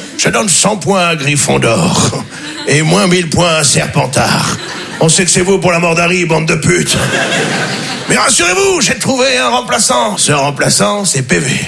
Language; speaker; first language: French; native; French